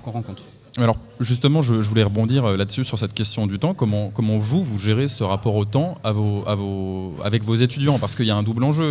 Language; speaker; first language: French; native; French